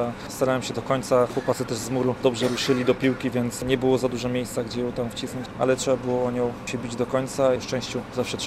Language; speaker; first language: Polish; native; Polish